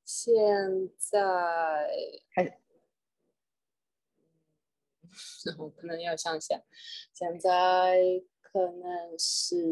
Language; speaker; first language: Chinese; non-native, fluent; Russian